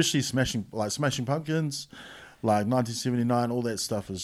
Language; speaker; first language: English; native; English